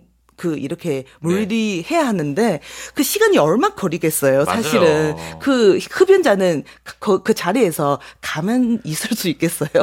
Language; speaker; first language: Korean; non-native, fluent; Chinese